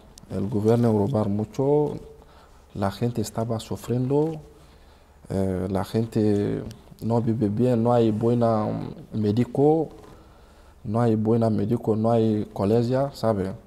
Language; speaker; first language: Spanish; non-native, learner; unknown